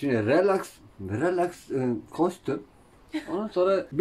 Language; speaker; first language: Spanish; non-native, learner; Turkish